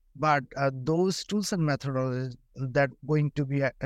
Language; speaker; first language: English; non-native, local second language; Bangla